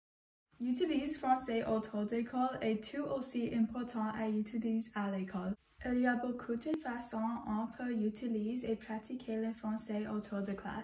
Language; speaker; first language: French; non-native, learner; English